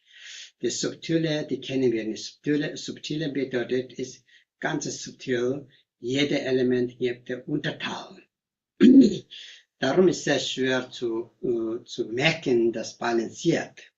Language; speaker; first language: German; non-native, learner; Tibetan